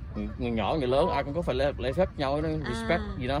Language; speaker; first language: Vietnamese; native; Vietnamese